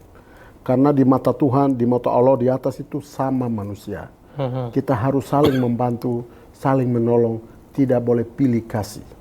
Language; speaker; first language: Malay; non-native, local second language; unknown